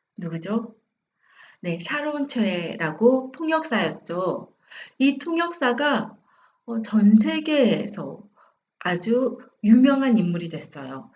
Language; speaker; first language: Korean; native; Korean